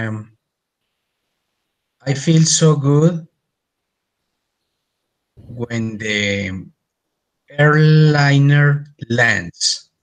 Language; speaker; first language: English; non-native, learner; Spanish